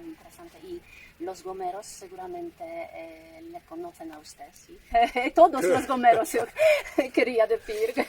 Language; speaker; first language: Spanish; non-native, fluent; Polish